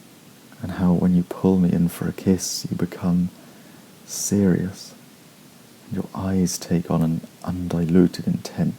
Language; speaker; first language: English; native; English